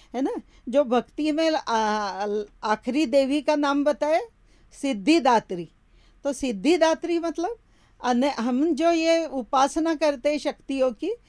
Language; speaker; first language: Hindi; non-native, local second language; Marathi